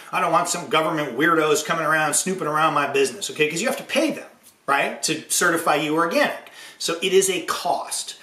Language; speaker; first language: English; native; English